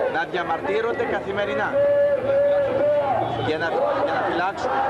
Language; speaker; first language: Greek; native; Greek